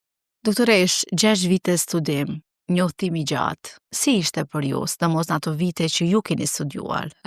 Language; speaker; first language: Albanian; native; Albanian